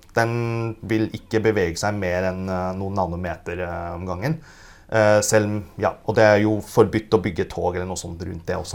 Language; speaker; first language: Norwegian; early bilingual, other home language; Cantonese